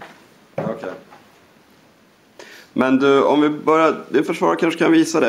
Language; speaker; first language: Swedish; native; Swedish